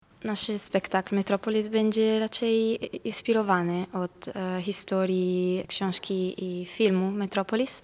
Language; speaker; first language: Polish; non-native, fluent; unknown